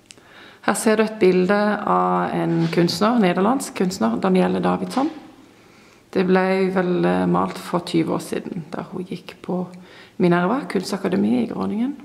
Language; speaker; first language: Norwegian; non-native, fluent; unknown